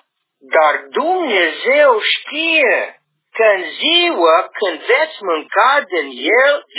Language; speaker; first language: Romanian; non-native, learner; English